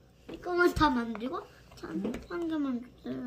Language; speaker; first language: Korean; early bilingual, heritage; Korean